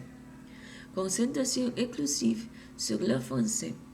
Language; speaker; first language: French; non-native, learner; Spanish